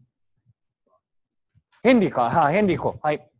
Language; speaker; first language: Japanese; native; Japanese